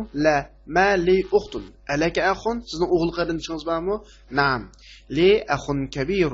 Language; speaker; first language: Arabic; non-native, fluent; Uyghur